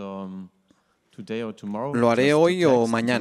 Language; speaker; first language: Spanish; non-native, learner; German